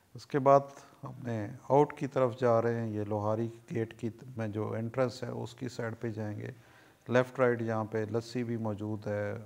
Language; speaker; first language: Urdu; native; Urdu